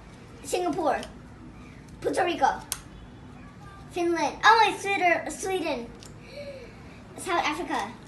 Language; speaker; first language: English; non-native, local second language; Mizo